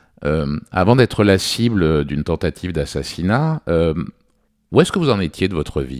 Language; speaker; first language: French; native; French